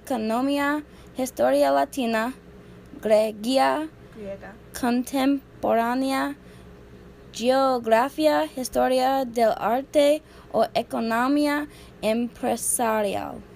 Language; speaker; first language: Spanish; non-native, learner; English